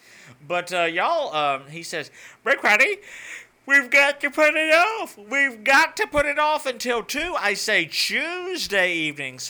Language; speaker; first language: English; native; English